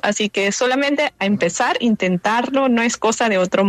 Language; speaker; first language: Spanish; non-native, fluent; German